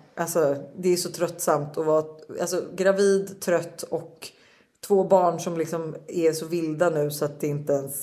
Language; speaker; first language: Swedish; native; Swedish